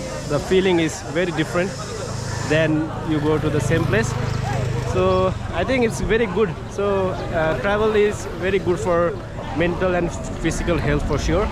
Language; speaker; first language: English; non-native, fluent; Nepali